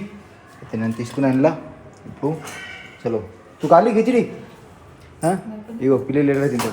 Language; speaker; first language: Telugu; non-native, learner; Hindi